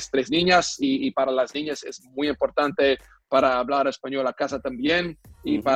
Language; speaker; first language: Spanish; non-native, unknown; English